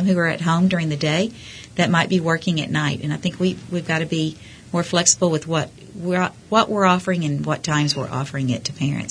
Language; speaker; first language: English; native; English